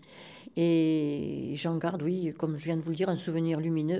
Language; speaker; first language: French; native; French